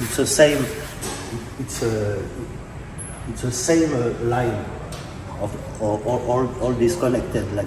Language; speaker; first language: English; non-native, learner; French